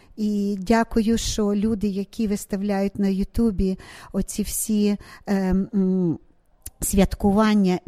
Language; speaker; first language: Ukrainian; native; Ukrainian